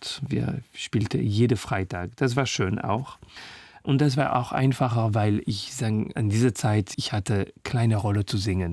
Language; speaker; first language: German; non-native, fluent; French